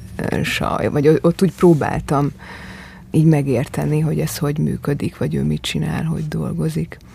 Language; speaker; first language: Hungarian; native; Hungarian